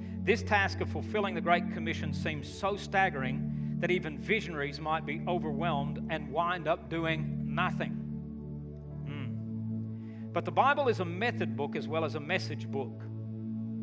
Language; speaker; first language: English; native; English